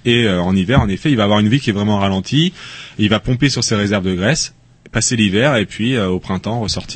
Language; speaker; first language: French; native; French